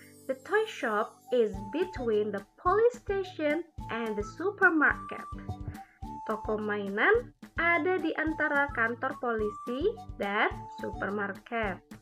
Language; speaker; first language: English; non-native, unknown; Indonesian